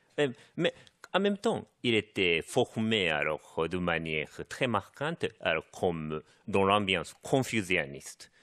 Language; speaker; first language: French; non-native, fluent; Japanese